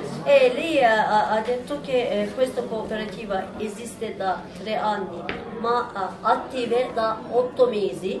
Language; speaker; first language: Italian; non-native, learner; Turkish